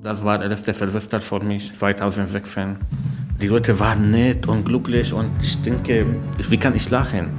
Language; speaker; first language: German; non-native, learner; Arabic